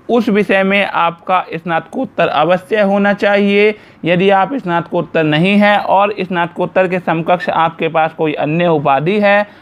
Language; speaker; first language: Hindi; native; Hindi